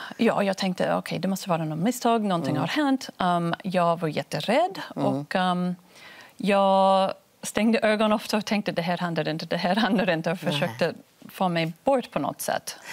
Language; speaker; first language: Swedish; non-native, fluent; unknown